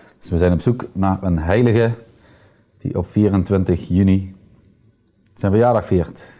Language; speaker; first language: Dutch; native; Dutch